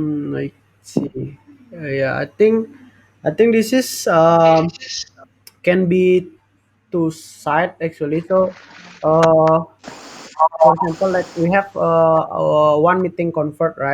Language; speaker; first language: English; non-native, fluent; Indonesian